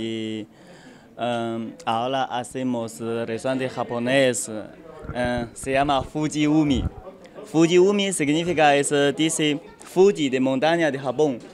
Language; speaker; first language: Spanish; non-native, learner; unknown